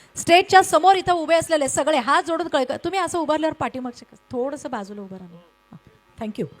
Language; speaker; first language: Marathi; native; Marathi